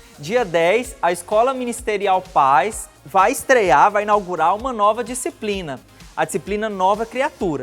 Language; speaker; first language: Portuguese; native; Portuguese